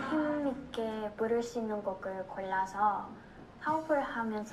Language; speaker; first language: Korean; non-native, learner; Thai